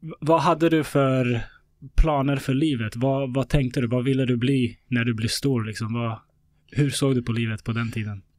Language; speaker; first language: Swedish; early bilingual, other home language; Bosnian